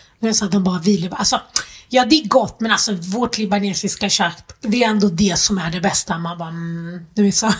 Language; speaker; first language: Swedish; early bilingual, other home language; Arabic